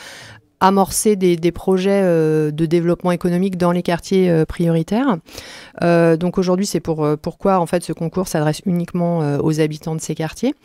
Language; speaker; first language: French; native; French